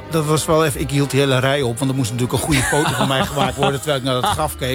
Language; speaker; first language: Dutch; native; Dutch